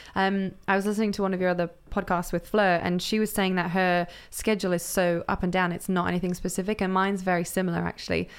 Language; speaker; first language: English; native; English